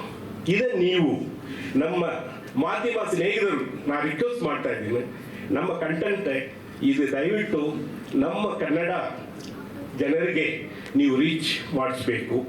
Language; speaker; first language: Kannada; non-native, learner; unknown